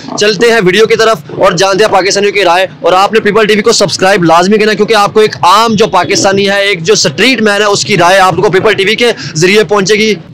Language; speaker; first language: Urdu; non-native, local second language; Punjabi